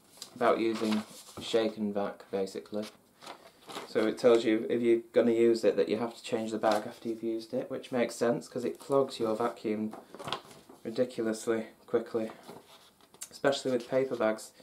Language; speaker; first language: English; native; English